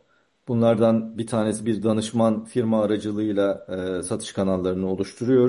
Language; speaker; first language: Turkish; native; Turkish